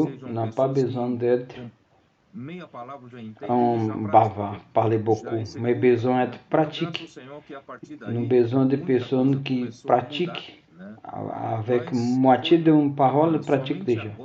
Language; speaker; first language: French; non-native, learner; Portuguese